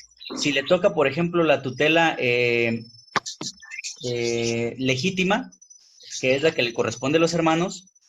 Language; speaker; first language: Spanish; native; Spanish